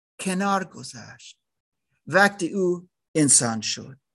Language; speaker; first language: Persian; non-native, learner; German